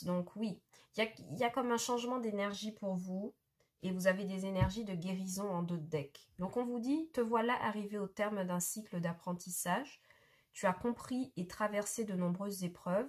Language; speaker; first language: French; native; French